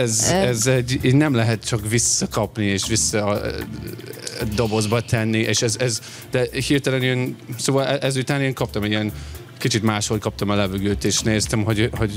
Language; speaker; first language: Hungarian; non-native, fluent; English